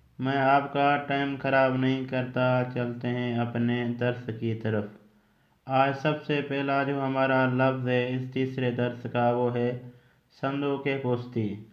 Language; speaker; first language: Urdu; native; Urdu